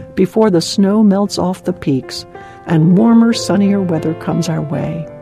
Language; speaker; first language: English; native; English